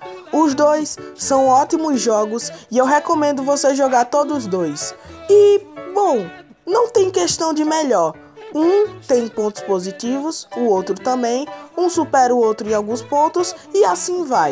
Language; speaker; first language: Portuguese; native; Portuguese